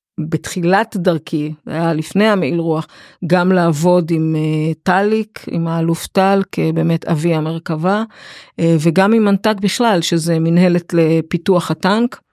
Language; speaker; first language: Hebrew; native; Hebrew